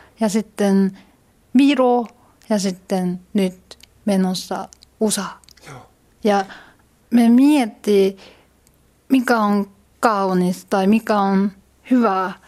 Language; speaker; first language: Finnish; non-native, learner; Korean